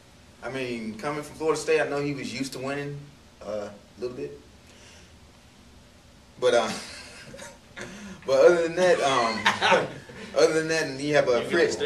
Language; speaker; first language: English; native; English